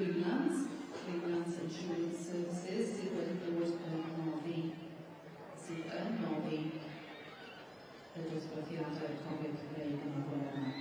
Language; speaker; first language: Welsh; native; Welsh